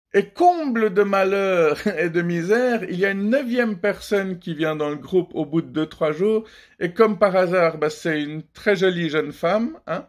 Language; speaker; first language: French; early bilingual, other home language; Persian